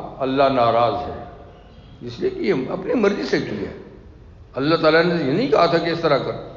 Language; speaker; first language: Urdu; non-native, local second language; Pashto